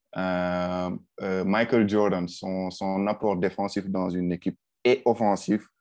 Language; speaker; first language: French; non-native, local second language; Wolof